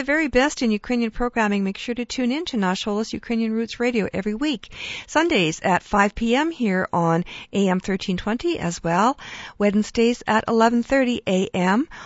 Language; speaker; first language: English; native; English